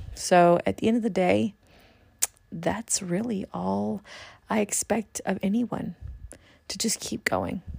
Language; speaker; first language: English; native; English